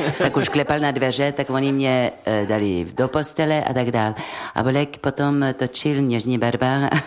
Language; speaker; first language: Czech; non-native, fluent; French